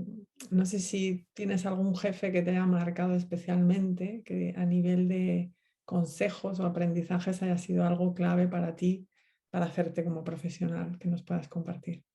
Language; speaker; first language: Spanish; native; Spanish